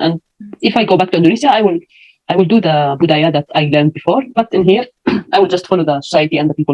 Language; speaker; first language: English; non-native, fluent; Arabic